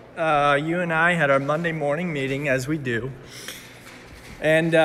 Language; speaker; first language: English; native; English